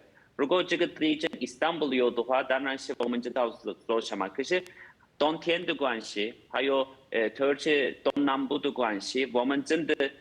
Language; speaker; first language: Chinese; non-native, fluent; Turkish